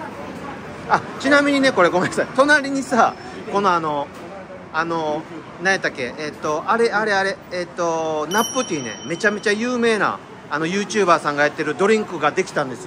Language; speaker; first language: Japanese; native; Japanese